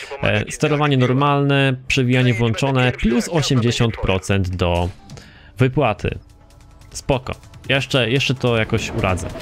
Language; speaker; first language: Polish; native; Polish